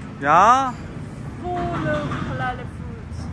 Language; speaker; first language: English; non-native, learner; Chinese